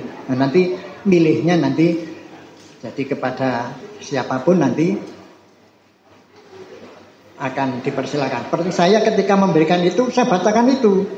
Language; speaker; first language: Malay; non-native, local second language; Javanese